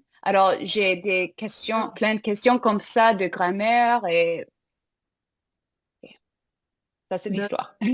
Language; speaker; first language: French; non-native, fluent; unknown